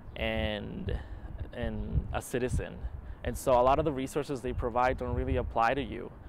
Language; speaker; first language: English; early bilingual, other home language; Spanish